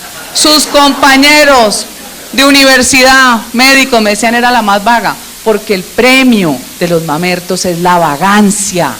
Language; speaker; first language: Spanish; native; Spanish